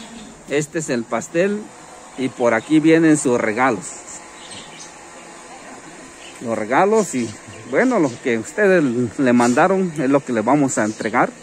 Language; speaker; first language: Spanish; native; Spanish